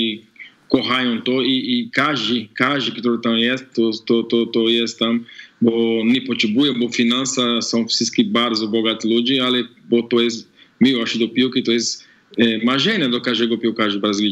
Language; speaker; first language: Polish; non-native, fluent; Portuguese